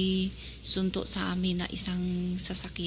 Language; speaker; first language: Filipino; non-native, learner; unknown